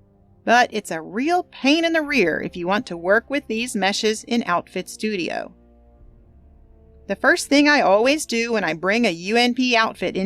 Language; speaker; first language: English; native; English